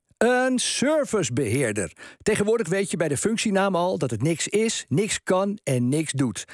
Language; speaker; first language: Dutch; native; Dutch